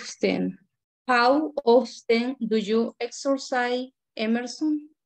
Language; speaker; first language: English; non-native, learner; Spanish